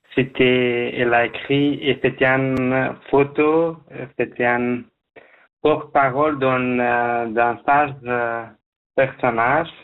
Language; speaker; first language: French; non-native, learner; Persian